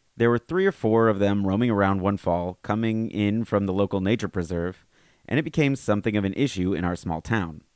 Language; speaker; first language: English; native; English